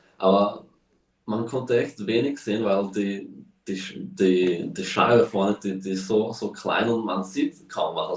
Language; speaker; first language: German; early bilingual, heritage; German